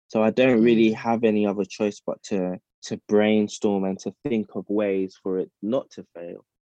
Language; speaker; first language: English; native; English